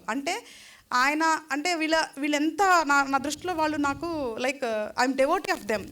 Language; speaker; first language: Telugu; native; Telugu